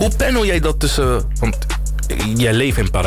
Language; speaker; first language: Dutch; native; Dutch